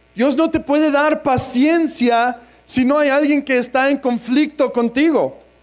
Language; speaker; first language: Spanish; non-native, fluent; English